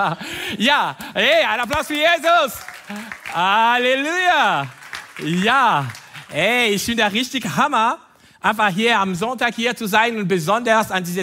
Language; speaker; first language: German; non-native, fluent; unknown